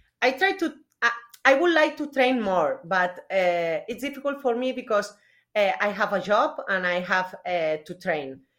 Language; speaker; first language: English; non-native, learner; Spanish